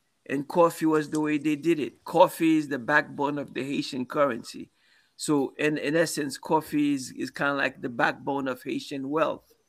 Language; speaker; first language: English; non-native, fluent; Haitian Creole